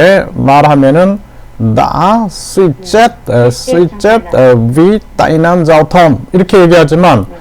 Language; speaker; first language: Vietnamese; non-native, learner; Korean